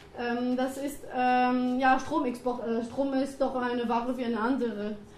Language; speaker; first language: German; non-native, fluent; French